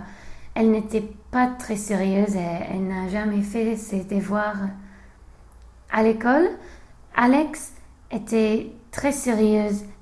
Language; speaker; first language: French; non-native, learner; English